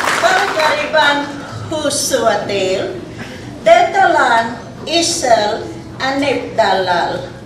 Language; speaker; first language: Hungarian; non-native, learner; English